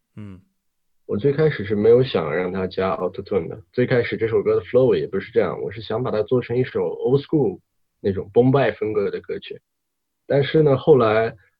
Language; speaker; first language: Chinese; native; Chinese